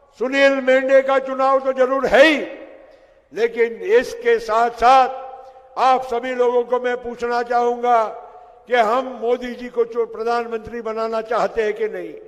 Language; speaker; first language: Hindi; non-native, local second language; Gujarati